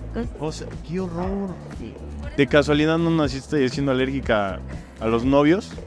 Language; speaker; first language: Spanish; native; Spanish